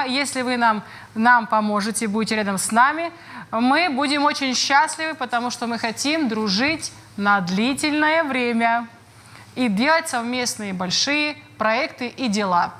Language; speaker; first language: Russian; native; Russian